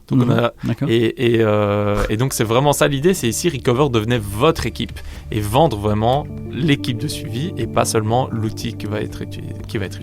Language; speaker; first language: French; native; French